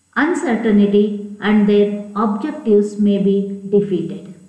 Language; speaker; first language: English; non-native, local second language; Kannada